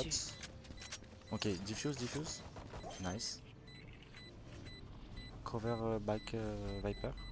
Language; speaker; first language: English; non-native, learner; French